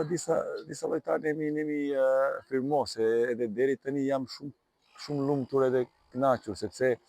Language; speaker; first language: Albanian; non-native, learner; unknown